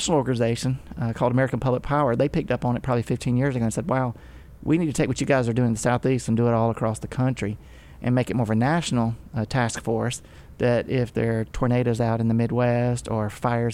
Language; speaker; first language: English; native; English